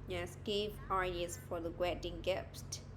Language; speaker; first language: English; non-native, fluent; Vietnamese